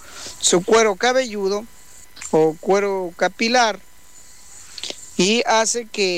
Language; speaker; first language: Spanish; native; Spanish